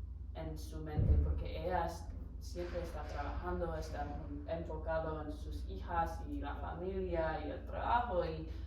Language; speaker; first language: Spanish; non-native, learner; English